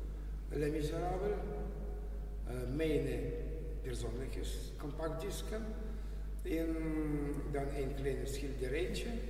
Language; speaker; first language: Dutch; non-native, learner; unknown